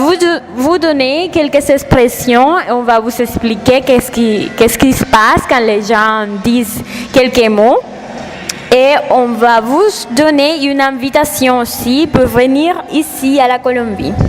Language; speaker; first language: French; non-native, learner; Spanish